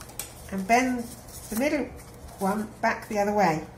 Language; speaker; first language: English; native; English